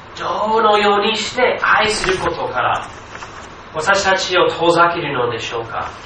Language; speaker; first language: Japanese; non-native, fluent; English